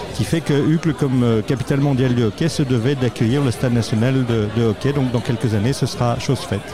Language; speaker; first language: French; native; French